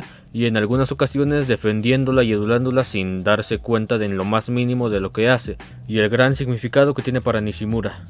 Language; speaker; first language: Spanish; native; Spanish